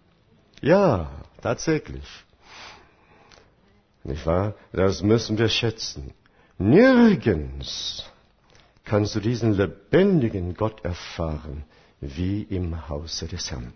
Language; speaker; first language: German; non-native, fluent; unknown